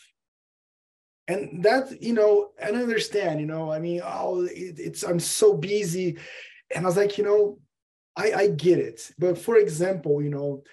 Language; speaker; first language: English; non-native, fluent; Portuguese